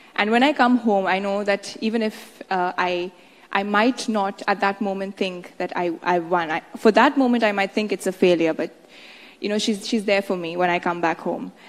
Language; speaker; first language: English; non-native, local second language; Hindi